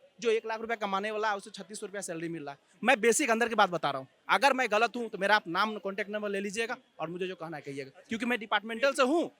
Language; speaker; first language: Hindi; native; Hindi